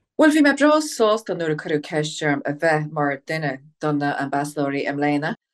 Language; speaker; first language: Irish; native; Irish